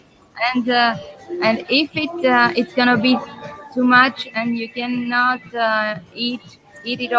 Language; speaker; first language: English; non-native, fluent; Greek